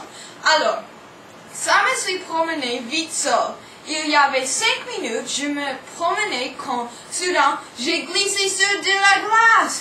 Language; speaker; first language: French; non-native, learner; English